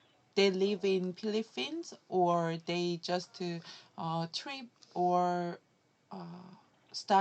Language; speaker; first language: English; non-native, learner; Korean